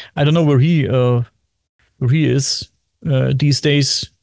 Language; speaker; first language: English; non-native, fluent; German